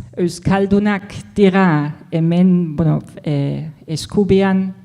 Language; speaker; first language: Basque; non-native, fluent; German